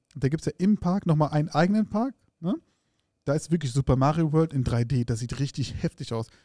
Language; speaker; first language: German; early bilingual, other home language; Arabic